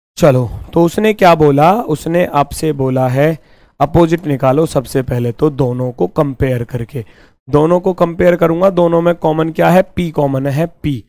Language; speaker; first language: Hindi; native; Hindi